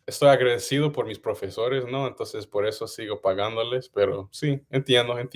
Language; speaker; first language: Spanish; non-native, learner; English